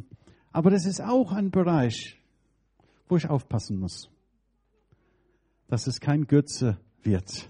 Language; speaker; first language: German; non-native, fluent; English